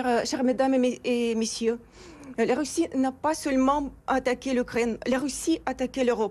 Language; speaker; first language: French; non-native, fluent; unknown